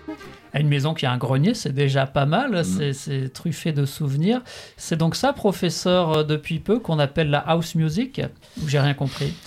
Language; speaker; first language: French; native; French